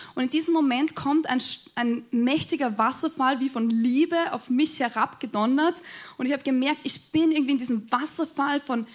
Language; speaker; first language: German; native; German